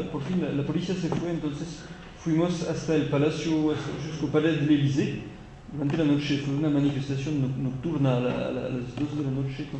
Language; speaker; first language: Spanish; non-native, fluent; French